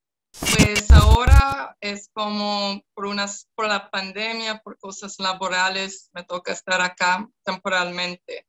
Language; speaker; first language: Spanish; non-native, fluent; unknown